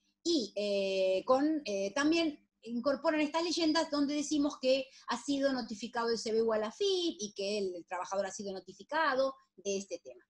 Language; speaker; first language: Spanish; native; Spanish